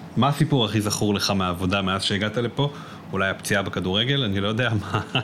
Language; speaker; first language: Hebrew; native; Hebrew